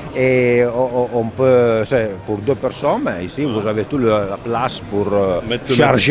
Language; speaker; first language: French; non-native, fluent; Italian